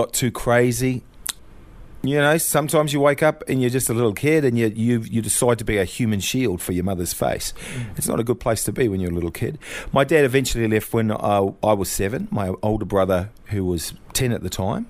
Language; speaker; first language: English; native; English